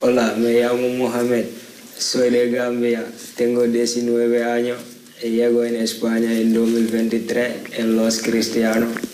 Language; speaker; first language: Spanish; non-native, learner; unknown